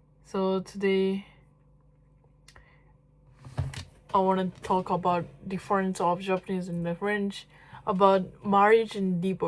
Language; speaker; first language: English; non-native, learner; Japanese